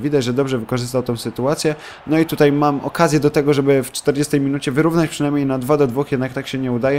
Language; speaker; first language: Polish; native; Polish